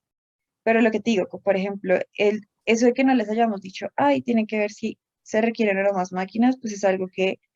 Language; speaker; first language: Spanish; native; Spanish